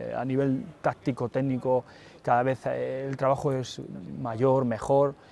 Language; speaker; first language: Spanish; native; Spanish